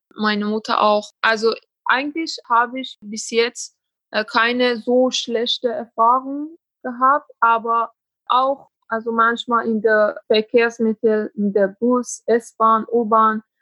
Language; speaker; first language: German; non-native, learner; Persian